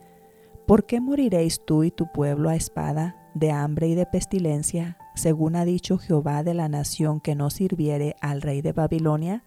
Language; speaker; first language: Spanish; native; Spanish